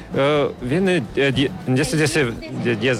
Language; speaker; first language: Spanish; non-native, learner; Russian